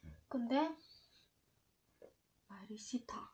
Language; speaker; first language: Korean; non-native, learner; Vietnamese